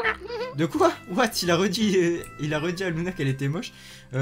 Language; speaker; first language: French; native; French